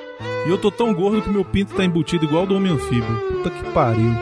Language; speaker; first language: Portuguese; native; Portuguese